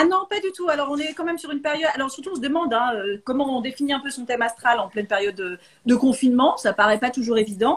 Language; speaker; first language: French; native; French